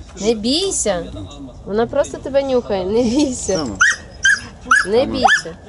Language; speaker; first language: Ukrainian; native; Ukrainian